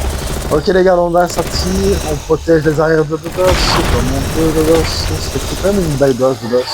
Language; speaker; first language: French; native; French